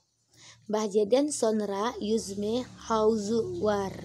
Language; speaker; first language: Turkish; non-native, learner; Indonesian